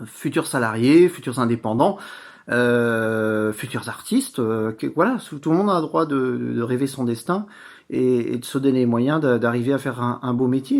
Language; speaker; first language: French; native; French